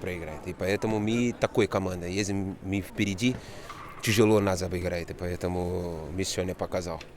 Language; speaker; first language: Russian; non-native, fluent; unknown